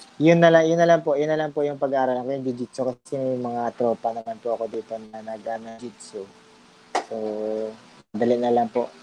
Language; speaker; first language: Filipino; native; Filipino